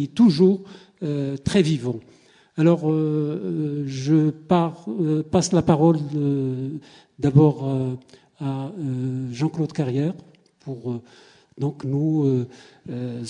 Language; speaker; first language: French; native; French